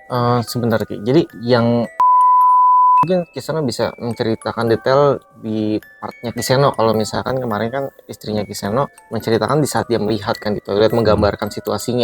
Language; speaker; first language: Indonesian; native; Indonesian